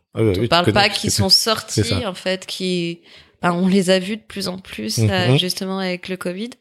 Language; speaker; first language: French; native; French